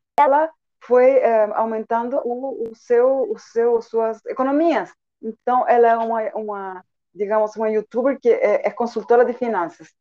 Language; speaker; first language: Portuguese; non-native, fluent; Spanish